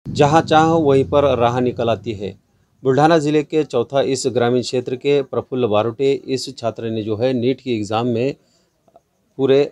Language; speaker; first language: Hindi; non-native, local second language; Marathi